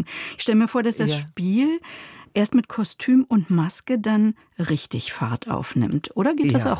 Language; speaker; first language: German; native; German